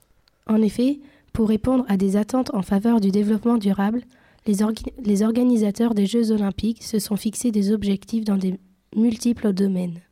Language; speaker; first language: French; native; French